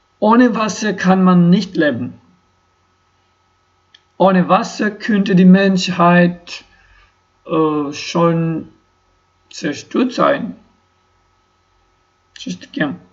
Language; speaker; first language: German; non-native, learner; Ukrainian